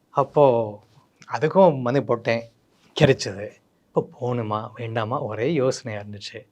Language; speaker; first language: Tamil; non-native, fluent; English